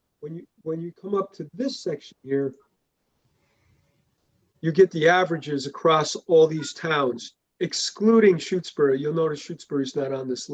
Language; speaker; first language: English; native; English